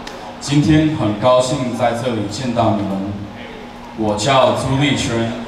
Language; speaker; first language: Chinese; early bilingual, heritage; Chinese